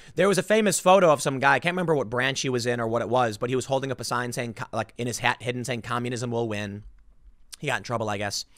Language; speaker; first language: English; native; English